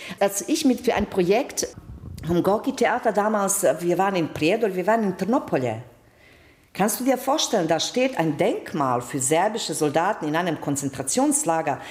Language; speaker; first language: German; non-native, fluent; Bosnian